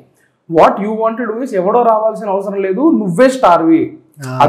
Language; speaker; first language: Telugu; native; Telugu